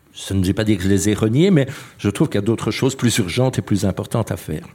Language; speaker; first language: French; native; French